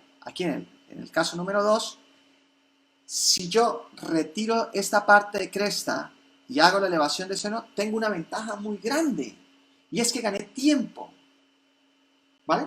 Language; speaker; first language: Spanish; native; Spanish